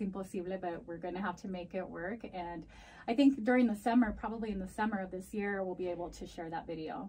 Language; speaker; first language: English; early bilingual, other home language; Spanish